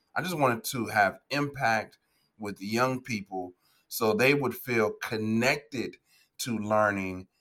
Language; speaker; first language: English; native; English